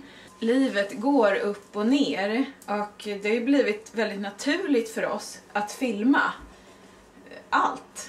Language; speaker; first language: Swedish; native; Swedish